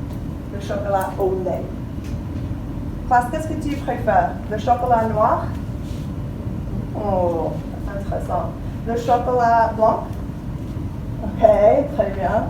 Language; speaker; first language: French; non-native, fluent; English